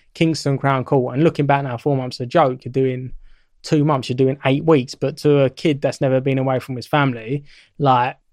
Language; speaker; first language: English; native; English